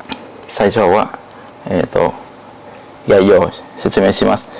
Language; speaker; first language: Japanese; non-native, learner; Thai